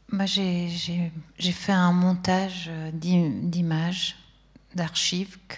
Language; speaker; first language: French; early bilingual, other home language; Italian